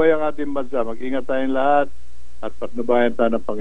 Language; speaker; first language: Filipino; native; Filipino